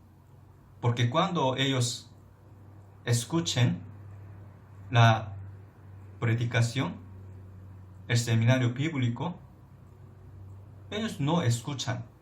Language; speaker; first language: Spanish; non-native, fluent; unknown